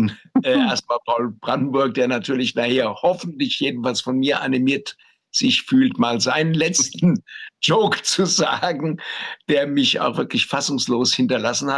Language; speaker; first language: German; native; German